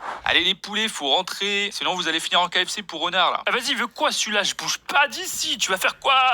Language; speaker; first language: French; native; French